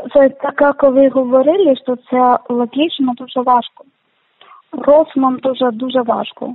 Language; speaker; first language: Ukrainian; non-native, learner; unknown